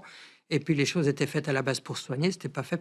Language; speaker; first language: French; native; French